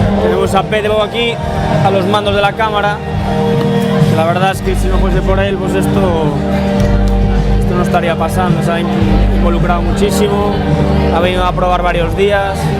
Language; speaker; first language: Spanish; native; Spanish